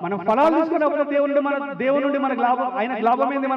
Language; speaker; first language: Telugu; native; Telugu